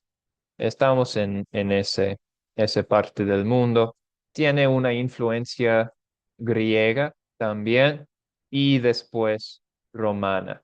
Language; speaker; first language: Spanish; non-native, fluent; English